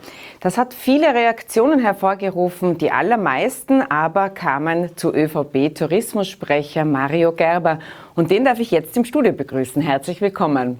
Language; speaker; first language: German; native; German